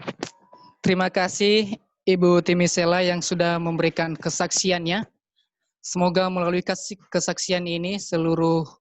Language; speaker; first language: Indonesian; native; Indonesian